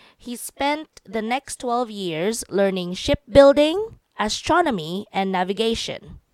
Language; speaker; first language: English; non-native, local second language; Cebuano